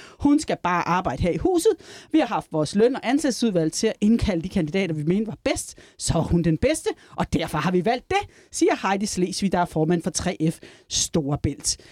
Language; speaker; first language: Danish; native; Danish